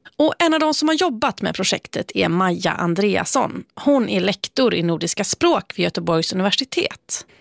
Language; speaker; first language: Swedish; native; Swedish